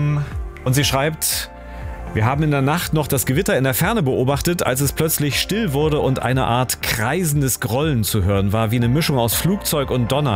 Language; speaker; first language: German; native; German